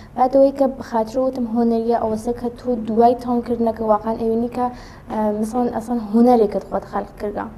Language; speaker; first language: Central Kurdish; native; Central Kurdish